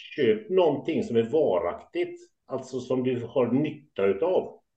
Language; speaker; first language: Swedish; native; Swedish